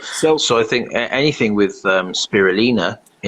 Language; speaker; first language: English; native; English